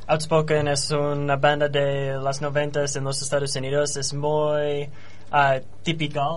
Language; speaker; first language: Spanish; non-native, learner; English